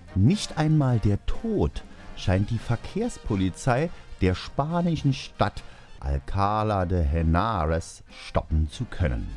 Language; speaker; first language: German; native; German